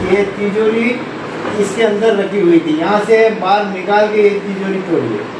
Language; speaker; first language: Hindi; native; Hindi